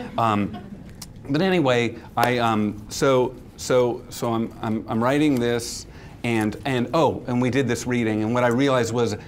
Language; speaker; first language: English; native; English